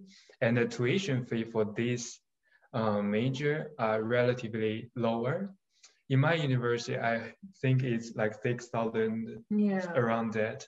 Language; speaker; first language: English; non-native, fluent; Chinese